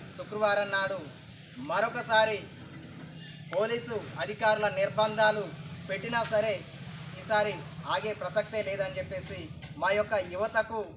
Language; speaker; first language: Telugu; native; Telugu